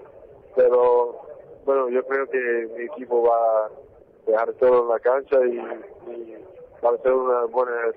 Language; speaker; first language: Spanish; non-native, fluent; English